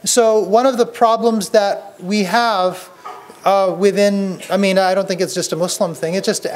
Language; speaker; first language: English; native; English